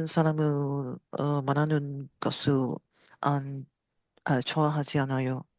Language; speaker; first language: Korean; non-native, learner; Cantonese